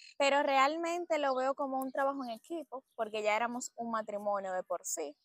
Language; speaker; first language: Spanish; native; Spanish